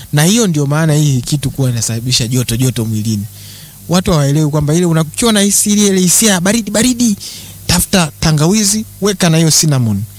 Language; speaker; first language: Swahili; native; Swahili